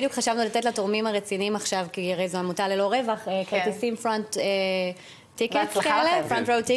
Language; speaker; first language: Hebrew; native; Hebrew